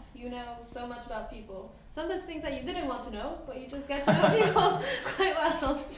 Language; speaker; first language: English; non-native, fluent; Polish